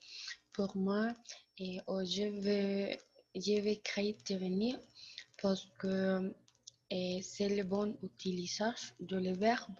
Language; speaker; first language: French; non-native, learner; Spanish